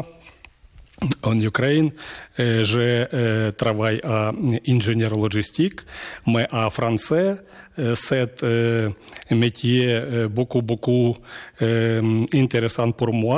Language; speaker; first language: French; non-native, learner; Ukrainian